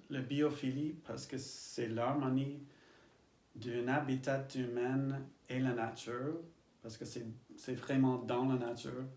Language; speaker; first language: French; non-native, learner; English